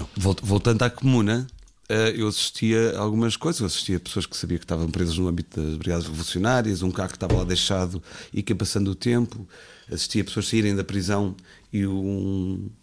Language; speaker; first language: Portuguese; native; Portuguese